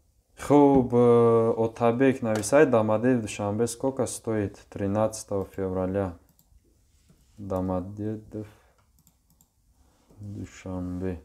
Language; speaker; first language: Russian; non-native, local second language; Tajik